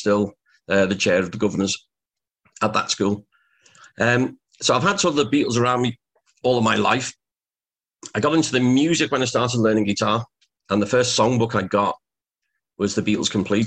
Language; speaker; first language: English; native; English